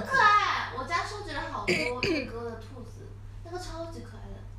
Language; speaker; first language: Chinese; native; Chinese